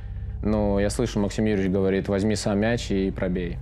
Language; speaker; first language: Russian; native; Russian